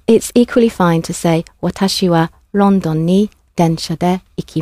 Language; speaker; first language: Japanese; non-native, fluent; English